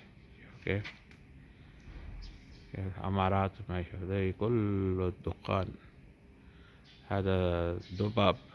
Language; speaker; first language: Arabic; non-native, learner; Urdu